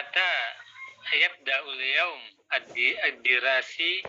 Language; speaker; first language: Arabic; non-native, learner; Indonesian